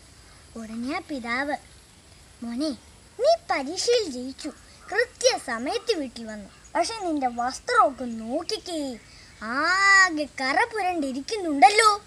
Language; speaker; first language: Malayalam; native; Malayalam